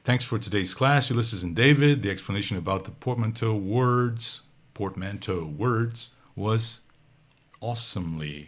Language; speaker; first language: English; non-native, fluent; Portuguese